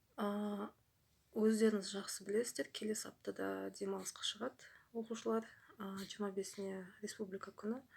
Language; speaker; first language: Kazakh; non-native, local second language; Russian